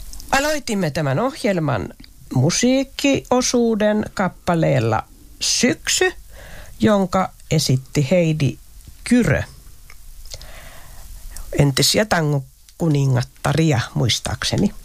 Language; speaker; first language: Finnish; native; Finnish